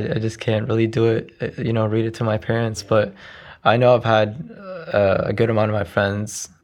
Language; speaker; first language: English; early bilingual, other home language; Arabic